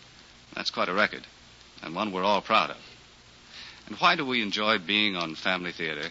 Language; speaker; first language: English; native; English